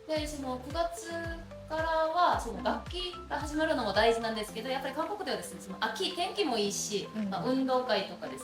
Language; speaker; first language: Japanese; non-native, fluent; Korean